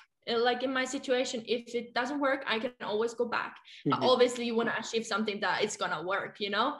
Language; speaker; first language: English; non-native, fluent; Finnish